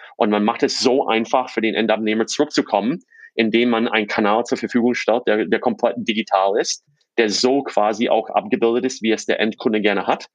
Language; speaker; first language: German; non-native, fluent; English